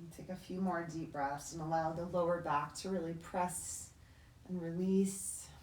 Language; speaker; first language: English; native; English